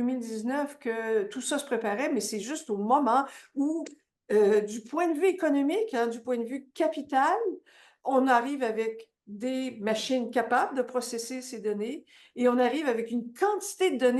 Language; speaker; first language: French; native; French